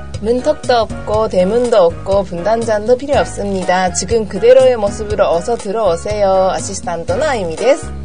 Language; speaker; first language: Korean; non-native, learner; Japanese